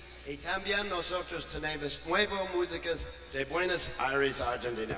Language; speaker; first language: Spanish; non-native, learner; English